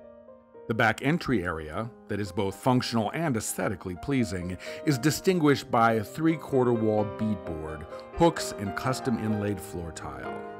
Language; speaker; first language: English; native; English